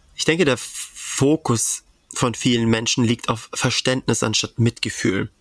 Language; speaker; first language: German; native; German